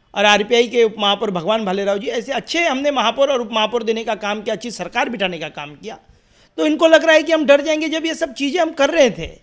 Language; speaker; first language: Hindi; non-native, local second language; Marathi